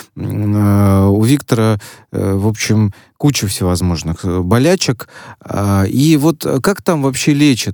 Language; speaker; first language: Russian; native; Russian